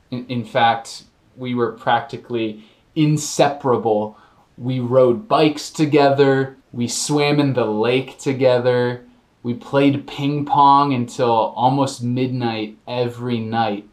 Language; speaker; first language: English; native; English